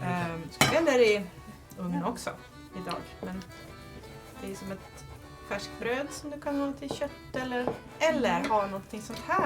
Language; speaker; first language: Swedish; native; Swedish